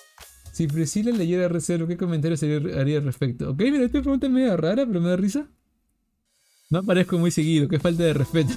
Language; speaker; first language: Spanish; native; Spanish